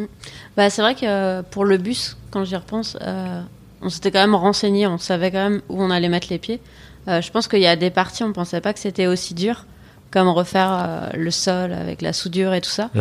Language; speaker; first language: French; native; French